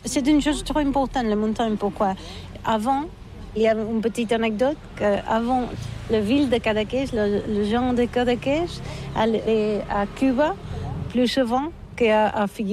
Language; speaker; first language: French; non-native, learner; Catalan